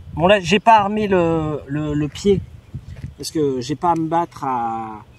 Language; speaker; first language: French; native; French